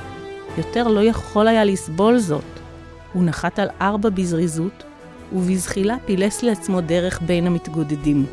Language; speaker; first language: Hebrew; native; Hebrew